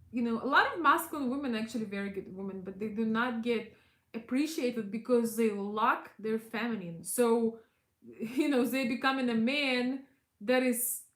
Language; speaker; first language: English; non-native, fluent; Russian